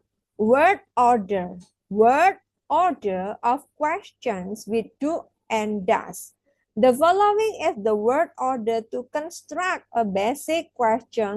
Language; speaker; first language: English; non-native, fluent; Indonesian